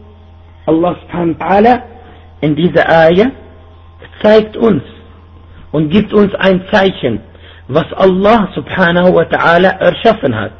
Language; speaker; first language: German; non-native, fluent; Arabic